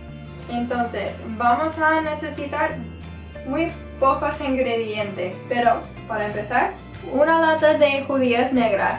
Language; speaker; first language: Spanish; non-native, fluent; English